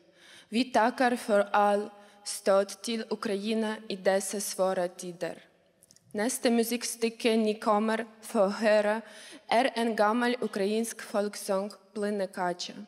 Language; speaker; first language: Swedish; non-native, learner; Ukrainian